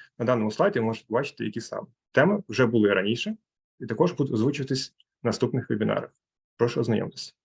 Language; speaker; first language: Ukrainian; native; Ukrainian